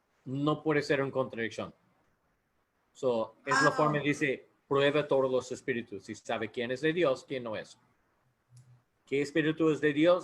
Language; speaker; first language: Spanish; non-native, learner; English